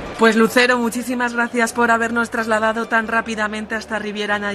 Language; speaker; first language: Spanish; native; Spanish